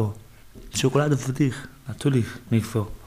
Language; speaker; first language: German; non-native, learner; Persian